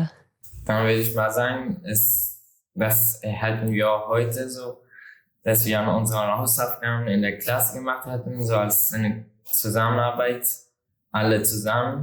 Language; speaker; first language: German; non-native, learner; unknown